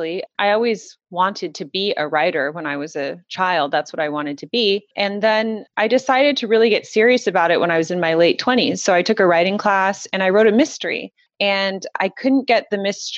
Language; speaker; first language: English; native; English